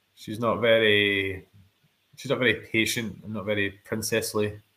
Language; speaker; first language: English; native; English